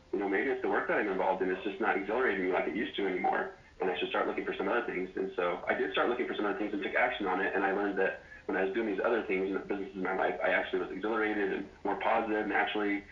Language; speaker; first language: English; native; English